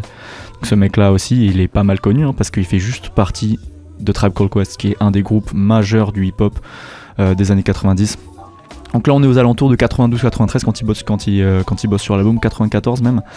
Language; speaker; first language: French; native; French